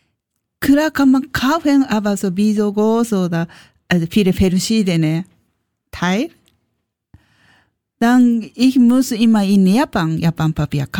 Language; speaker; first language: German; non-native, learner; Japanese